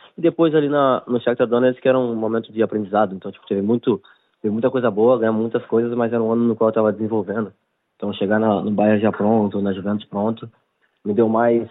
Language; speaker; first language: Portuguese; native; Portuguese